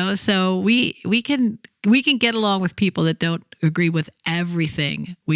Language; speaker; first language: English; native; English